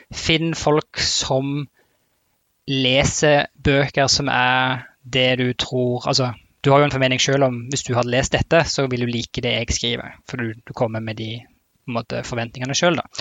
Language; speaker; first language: Norwegian; native; Norwegian